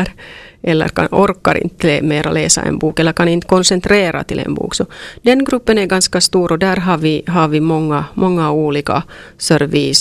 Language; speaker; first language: Swedish; non-native, local second language; Finnish